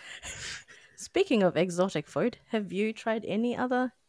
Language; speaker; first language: English; non-native, local second language; Filipino